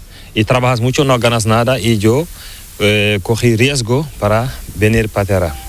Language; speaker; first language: Spanish; non-native, learner; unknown